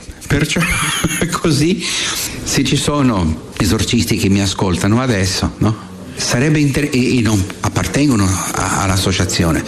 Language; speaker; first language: Italian; non-native, fluent; Portuguese